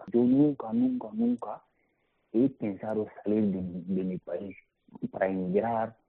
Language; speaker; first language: Spanish; non-native, learner; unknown